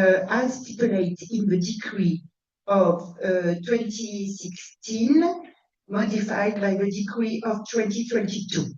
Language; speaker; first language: English; non-native, fluent; French